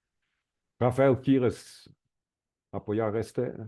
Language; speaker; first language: Spanish; non-native, fluent; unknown